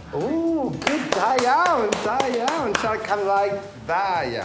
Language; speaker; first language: Welsh; non-native, learner; English